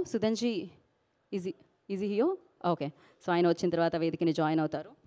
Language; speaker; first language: Telugu; native; Telugu